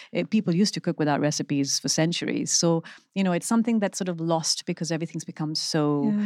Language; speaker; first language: English; non-native, local second language; Urdu